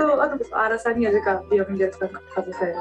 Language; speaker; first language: Indonesian; non-native, learner; Japanese